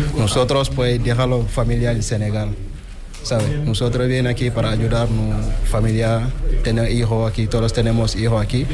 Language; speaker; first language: Spanish; non-native, learner; Wolof